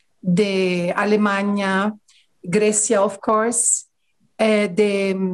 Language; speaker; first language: Spanish; non-native, learner; Greek